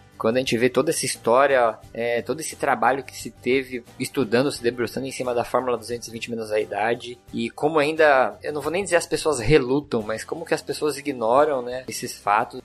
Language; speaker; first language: Portuguese; native; Portuguese